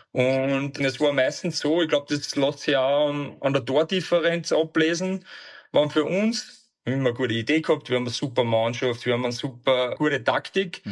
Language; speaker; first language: German; native; German